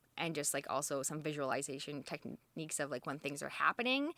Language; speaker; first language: English; native; English